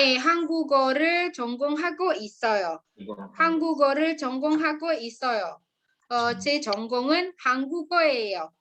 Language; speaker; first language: Korean; non-native, fluent; Indonesian